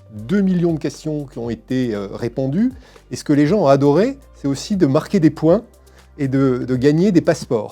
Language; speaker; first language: French; native; French